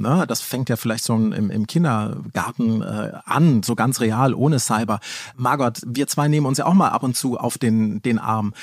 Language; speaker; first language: German; native; German